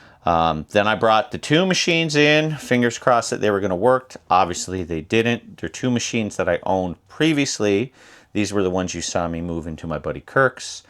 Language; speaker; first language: English; native; English